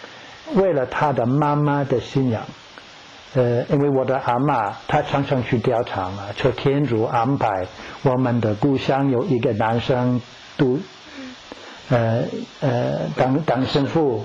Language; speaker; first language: Chinese; non-native, fluent; English